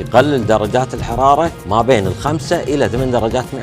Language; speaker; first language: Arabic; native; Arabic